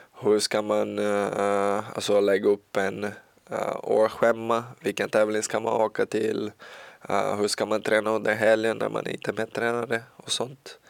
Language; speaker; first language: Swedish; non-native, learner; Portuguese